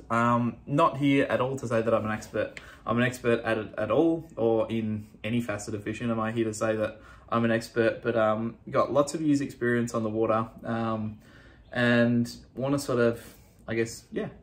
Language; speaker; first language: English; native; English